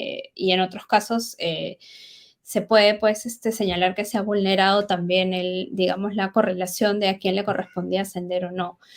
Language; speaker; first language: Spanish; native; Spanish